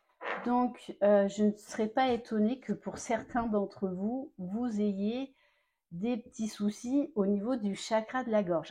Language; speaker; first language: French; native; French